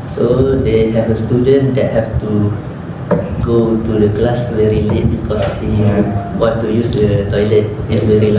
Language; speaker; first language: English; non-native, learner; Malay